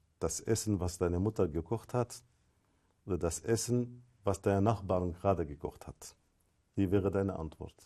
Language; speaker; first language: German; non-native, fluent; Arabic